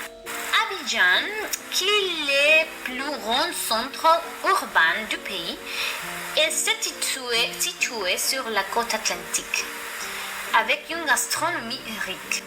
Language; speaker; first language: French; non-native, learner; Spanish